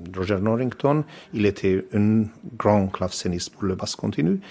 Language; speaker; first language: French; non-native, learner; Hungarian